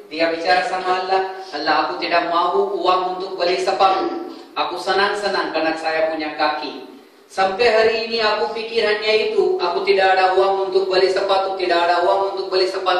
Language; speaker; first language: Indonesian; non-native, fluent; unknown